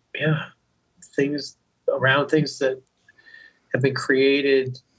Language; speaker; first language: English; native; English